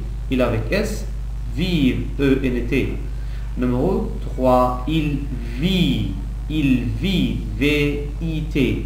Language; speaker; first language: French; non-native, local second language; Arabic